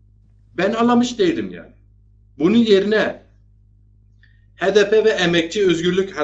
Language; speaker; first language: Turkish; native; Turkish